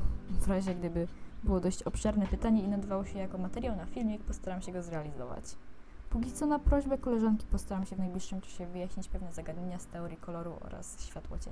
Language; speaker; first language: Polish; native; Polish